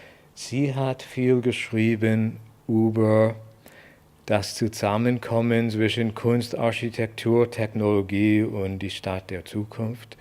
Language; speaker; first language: German; non-native, fluent; English